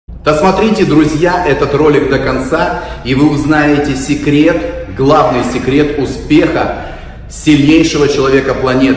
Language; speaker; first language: Russian; native; Russian